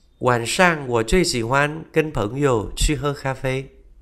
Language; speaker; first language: Chinese; non-native, fluent; Vietnamese